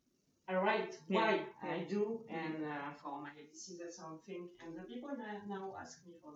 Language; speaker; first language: English; non-native, learner; French